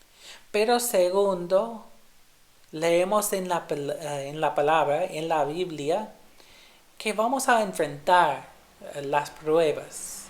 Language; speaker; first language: Spanish; non-native, fluent; English